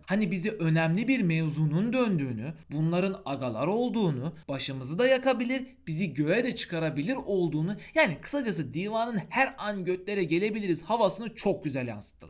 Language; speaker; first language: Turkish; native; Turkish